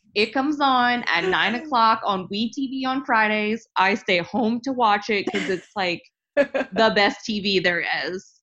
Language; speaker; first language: English; native; English